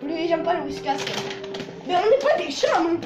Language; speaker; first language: French; native; French